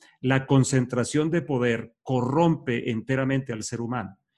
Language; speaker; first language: Spanish; native; Spanish